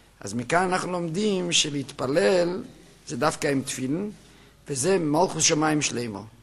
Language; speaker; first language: Hebrew; native; Hebrew